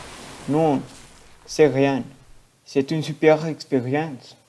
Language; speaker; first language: French; non-native, learner; Spanish